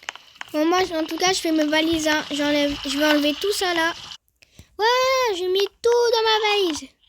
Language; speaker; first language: French; native; French